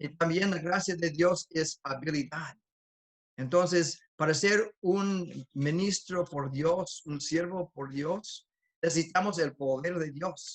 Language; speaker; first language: Spanish; non-native, fluent; English